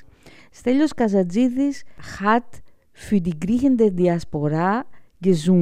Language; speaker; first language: German; non-native, fluent; Greek